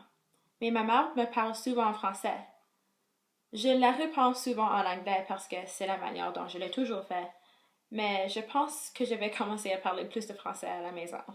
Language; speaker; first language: French; non-native, local second language; English